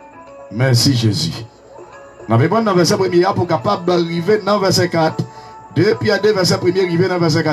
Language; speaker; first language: French; non-native, local second language; Haitian Creole